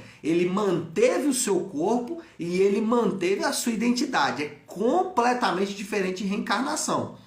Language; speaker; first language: Portuguese; native; Portuguese